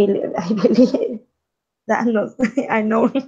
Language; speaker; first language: English; non-native, learner; Spanish